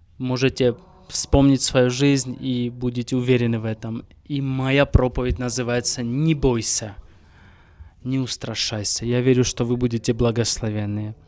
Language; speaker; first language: Russian; non-native, local second language; Armenian